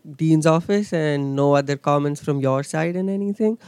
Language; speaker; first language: English; non-native, local second language; Hindi